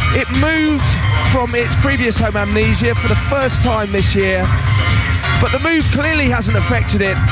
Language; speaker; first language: English; native; English